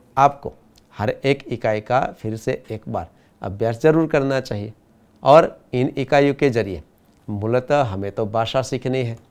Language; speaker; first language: Hindi; non-native, local second language; Gujarati